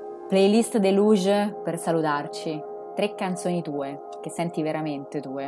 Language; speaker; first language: Italian; native; Italian